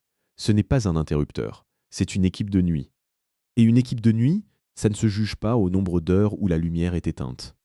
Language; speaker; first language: French; native; French